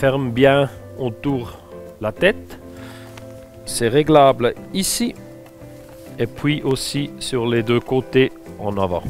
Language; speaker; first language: French; non-native, fluent; German